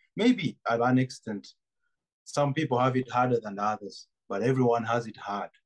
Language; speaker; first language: English; non-native, local second language; Ganda